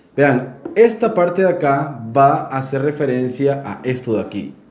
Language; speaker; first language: Spanish; native; Spanish